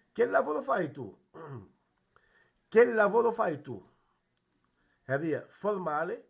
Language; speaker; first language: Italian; non-native, fluent; Arabic